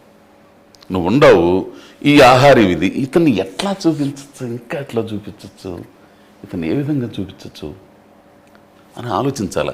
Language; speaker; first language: Telugu; native; Telugu